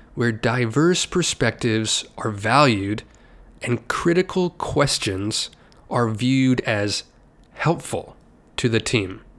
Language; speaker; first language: English; native; English